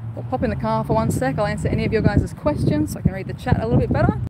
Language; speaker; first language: English; native; English